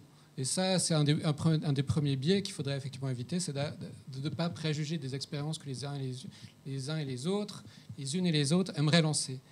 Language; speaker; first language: French; native; French